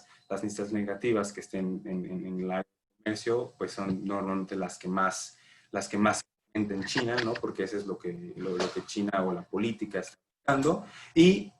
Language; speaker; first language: Spanish; native; Spanish